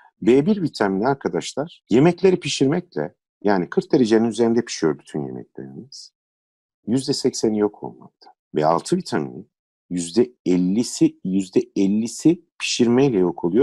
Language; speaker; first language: Turkish; native; Turkish